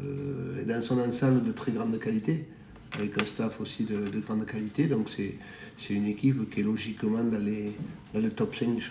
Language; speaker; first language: French; native; French